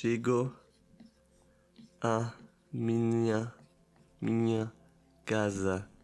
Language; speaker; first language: Portuguese; non-native, learner; Italian